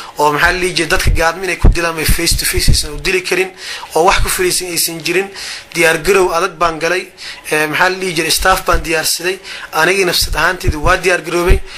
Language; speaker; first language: Somali; non-native, local second language; Maay